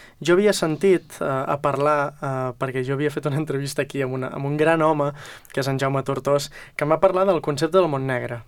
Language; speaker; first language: Catalan; native; Catalan